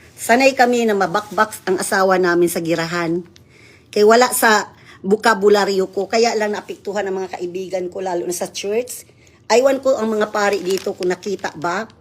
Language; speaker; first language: Filipino; non-native, local second language; Cebuano